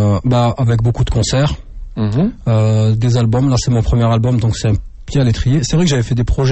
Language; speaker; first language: French; native; French